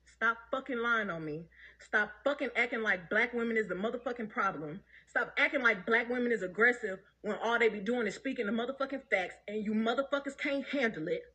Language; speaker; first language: English; native; English